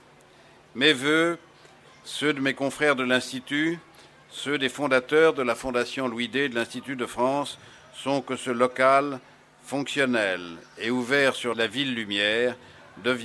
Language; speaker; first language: French; native; French